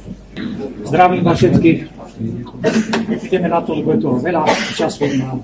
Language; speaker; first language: Slovak; native; Slovak